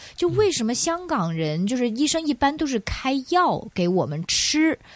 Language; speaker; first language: Chinese; non-native, local second language; Cantonese